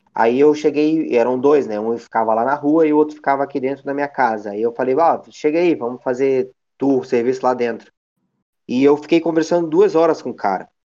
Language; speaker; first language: Portuguese; native; Portuguese